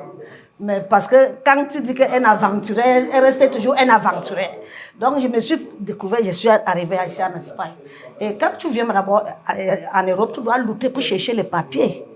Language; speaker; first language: French; non-native, learner; English